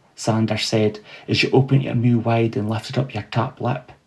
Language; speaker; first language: English; native; English